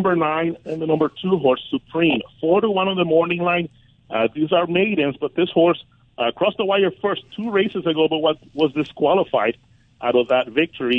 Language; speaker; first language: English; native; English